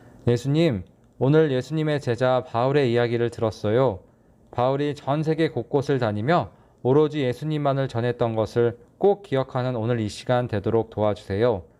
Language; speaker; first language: Korean; native; Korean